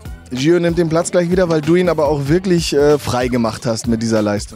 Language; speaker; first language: German; native; German